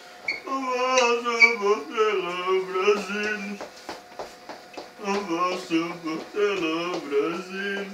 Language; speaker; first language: French; non-native, learner; Portuguese